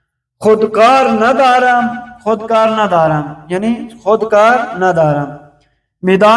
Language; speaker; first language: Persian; non-native, fluent; Urdu